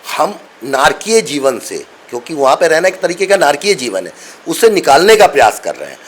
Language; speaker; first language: Hindi; non-native, local second language; Bangla